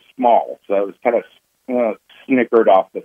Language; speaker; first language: English; native; English